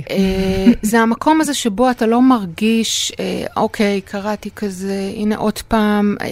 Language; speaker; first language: Hebrew; native; Hebrew